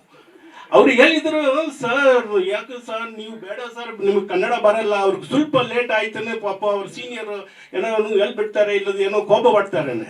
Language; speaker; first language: Kannada; non-native, fluent; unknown